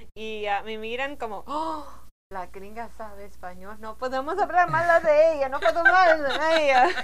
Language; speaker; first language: Spanish; early bilingual, heritage; Spanish